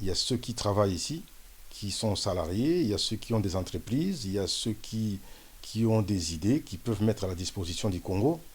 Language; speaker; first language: French; non-native, local second language; Lingala